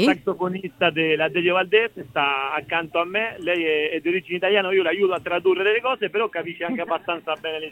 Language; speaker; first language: Italian; non-native, fluent; Spanish